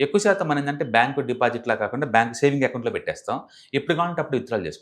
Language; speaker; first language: Telugu; native; Telugu